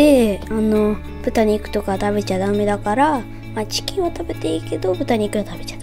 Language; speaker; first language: Japanese; early bilingual, other home language; Portuguese